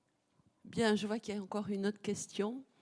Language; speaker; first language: French; native; French